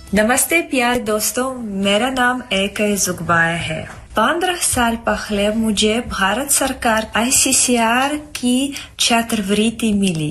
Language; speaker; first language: Hindi; non-native, fluent; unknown